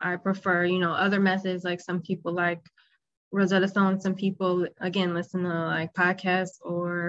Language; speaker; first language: English; native; English